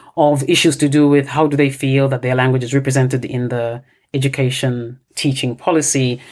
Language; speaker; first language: English; non-native, local second language; Bemba